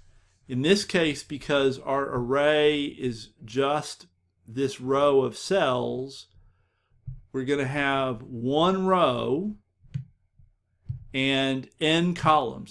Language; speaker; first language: English; native; English